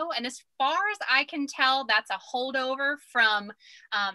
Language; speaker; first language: English; native; English